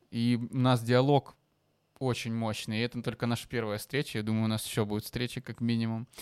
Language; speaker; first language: Russian; native; Russian